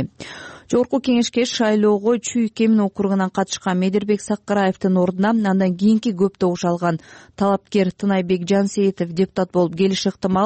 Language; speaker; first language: Kyrgyz; native; Kyrgyz